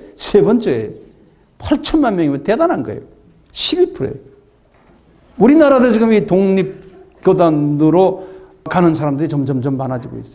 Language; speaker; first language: Korean; native; Korean